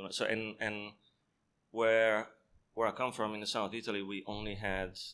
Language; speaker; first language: English; non-native, fluent; Italian